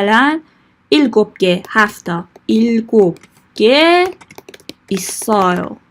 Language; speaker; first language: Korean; non-native, fluent; Persian